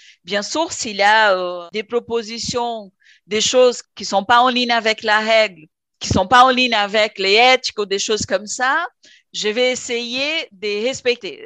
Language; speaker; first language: French; non-native, fluent; Portuguese